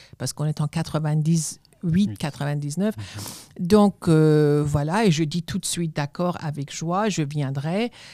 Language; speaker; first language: French; non-native, fluent; Persian